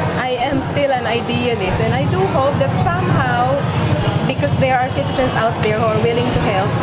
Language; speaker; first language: English; non-native, local second language; Filipino